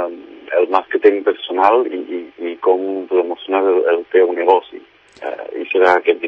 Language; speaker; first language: Catalan; non-native, fluent; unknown